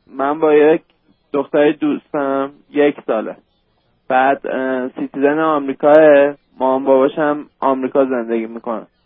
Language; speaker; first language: Persian; native; Persian